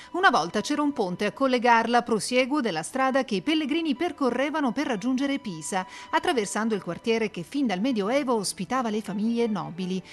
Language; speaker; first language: Italian; native; Italian